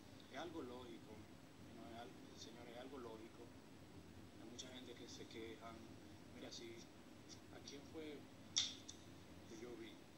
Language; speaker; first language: Spanish; early bilingual, heritage; Spanish